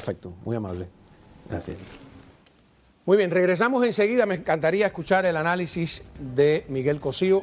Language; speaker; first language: Spanish; native; Spanish